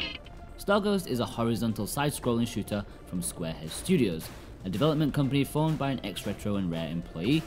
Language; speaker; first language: English; native; English